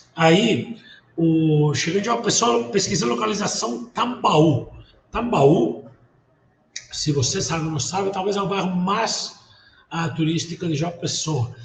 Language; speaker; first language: Portuguese; non-native, fluent; Spanish